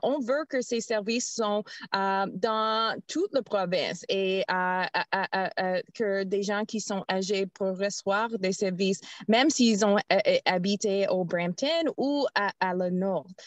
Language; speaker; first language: French; non-native, learner; English